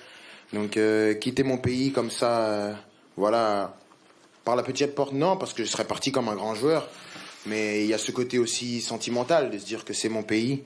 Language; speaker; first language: French; native; French